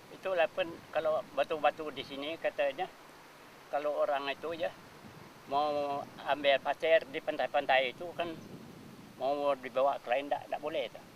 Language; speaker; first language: Malay; native; Malay